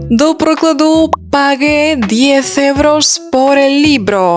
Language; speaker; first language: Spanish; non-native, fluent; Ukrainian